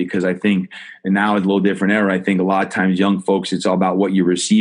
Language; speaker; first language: English; native; English